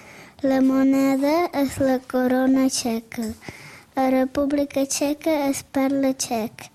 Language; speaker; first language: Catalan; early bilingual, other home language; Czech